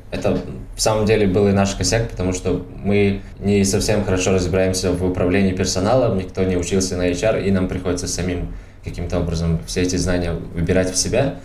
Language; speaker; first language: Russian; non-native, local second language; Tajik